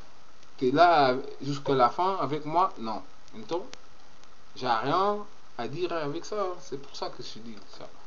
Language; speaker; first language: French; non-native, learner; Portuguese